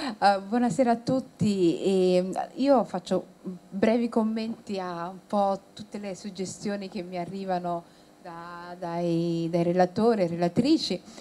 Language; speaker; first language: Italian; early bilingual, other home language; Somali